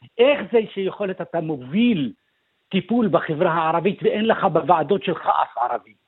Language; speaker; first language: Hebrew; non-native, local second language; Arabic